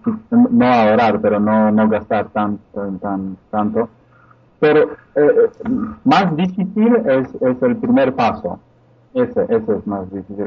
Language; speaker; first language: Spanish; non-native, fluent; Polish